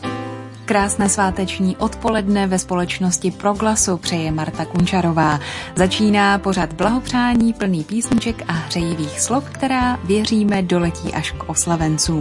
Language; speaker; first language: Czech; native; Czech